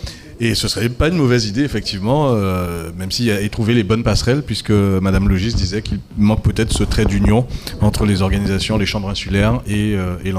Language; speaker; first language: French; native; French